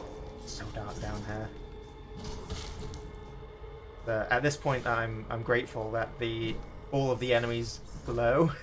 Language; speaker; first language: English; native; English